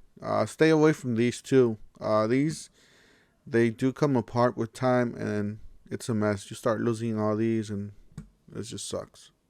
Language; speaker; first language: English; native; English